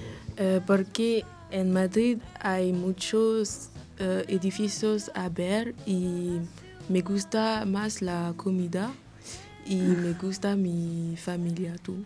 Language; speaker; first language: Spanish; non-native, learner; French